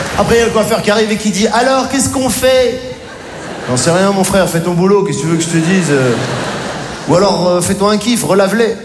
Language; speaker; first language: French; native; French